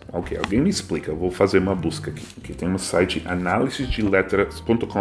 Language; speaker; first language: Portuguese; non-native, fluent; English